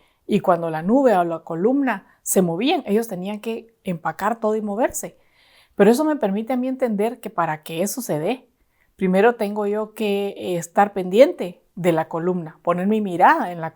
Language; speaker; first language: Spanish; native; Spanish